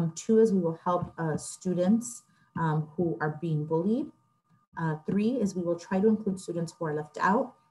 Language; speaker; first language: English; early bilingual, other home language; Spanish